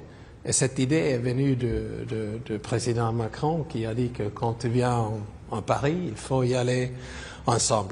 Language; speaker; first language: French; non-native, fluent; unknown